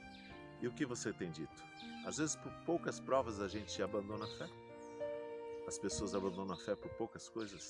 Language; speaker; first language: Portuguese; native; Portuguese